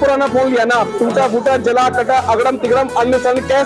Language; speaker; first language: Hindi; native; Hindi